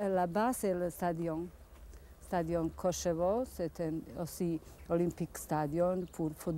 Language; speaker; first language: French; non-native, learner; Bosnian